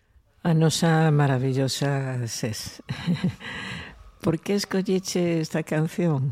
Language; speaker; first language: Galician; non-native, local second language; Spanish